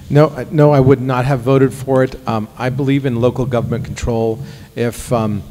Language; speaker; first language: English; early bilingual, other home language; Arabic